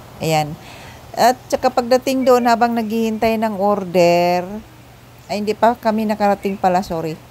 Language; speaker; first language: Filipino; non-native, local second language; Cebuano